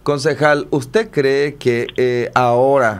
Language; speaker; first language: Spanish; native; Spanish